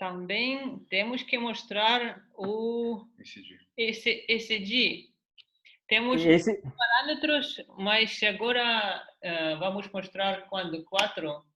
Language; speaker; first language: Portuguese; non-native, fluent; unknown